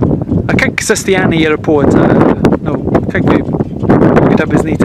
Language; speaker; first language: Russian; non-native, learner; English